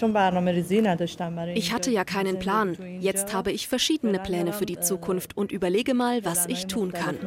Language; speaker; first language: German; non-native, learner; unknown